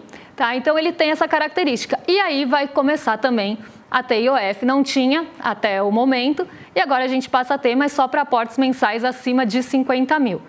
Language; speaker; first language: Portuguese; native; Portuguese